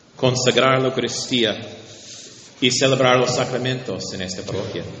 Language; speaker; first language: Spanish; non-native, learner; English